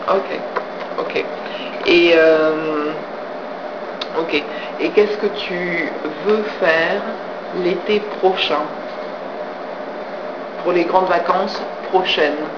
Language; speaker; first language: French; non-native, fluent; English